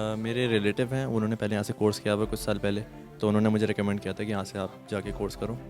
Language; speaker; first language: Hindi; native; Hindi